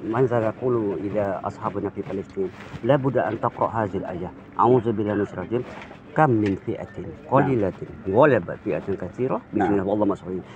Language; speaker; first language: Arabic; non-native, learner; Malay